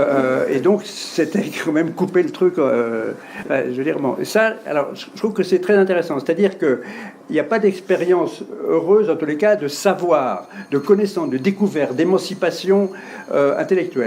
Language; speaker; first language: French; native; French